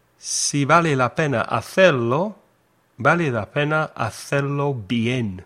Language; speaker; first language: Spanish; non-native, fluent; English